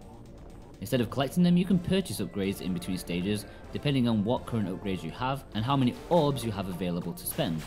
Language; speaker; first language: English; native; English